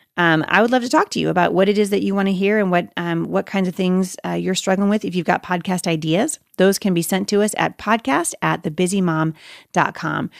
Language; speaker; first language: English; native; English